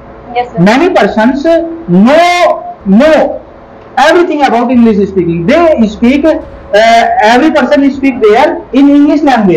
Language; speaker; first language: English; non-native, local second language; Hindi